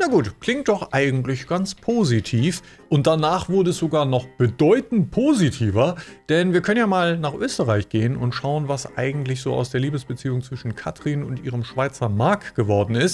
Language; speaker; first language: German; native; German